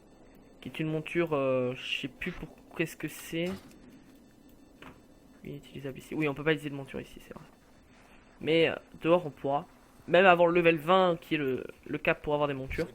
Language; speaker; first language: French; native; French